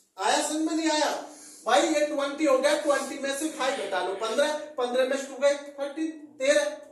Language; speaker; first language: Hindi; native; Hindi